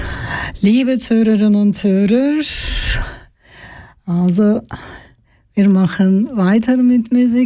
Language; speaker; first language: German; non-native, learner; Georgian